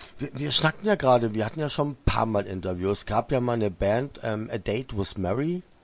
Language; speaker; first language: German; native; German